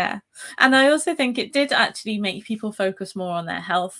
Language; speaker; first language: English; native; English